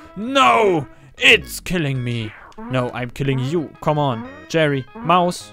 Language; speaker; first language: English; non-native, learner; German